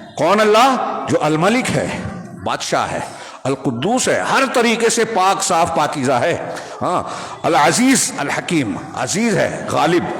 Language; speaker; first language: Urdu; native; Urdu